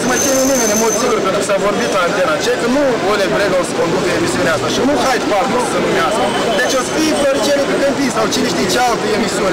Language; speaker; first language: Romanian; native; Romanian